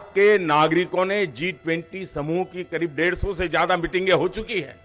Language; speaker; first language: Hindi; non-native, local second language; Gujarati